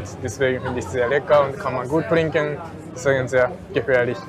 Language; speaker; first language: German; non-native, learner; Japanese